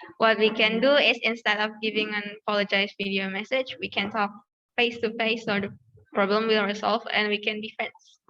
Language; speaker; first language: English; non-native, learner; Indonesian